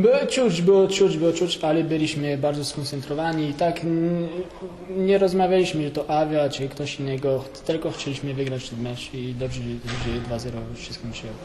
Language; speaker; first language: Polish; early bilingual, heritage; French